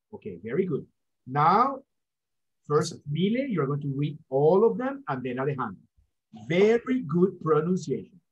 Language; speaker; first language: English; non-native, fluent; Spanish